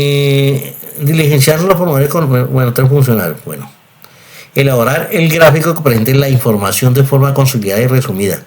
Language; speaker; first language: Spanish; native; Spanish